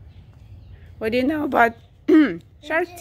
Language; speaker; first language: English; non-native, fluent; Russian